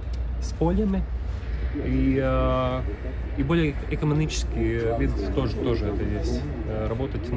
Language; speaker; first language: Russian; non-native, learner; Latvian